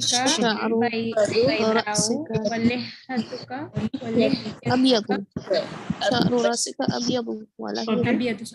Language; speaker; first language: Arabic; non-native, learner; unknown